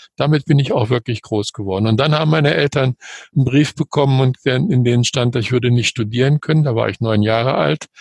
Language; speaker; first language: German; native; German